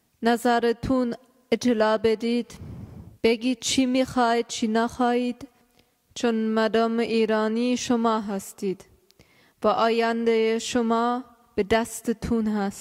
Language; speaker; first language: Persian; early bilingual, heritage; German